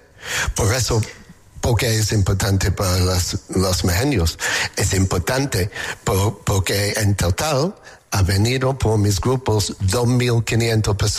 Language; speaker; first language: Spanish; non-native, learner; English